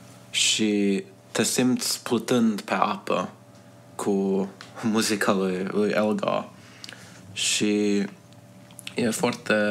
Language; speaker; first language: Romanian; early bilingual, heritage; Romanian